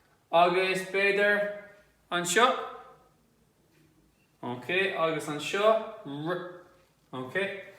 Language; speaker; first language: Irish; non-native, local second language; English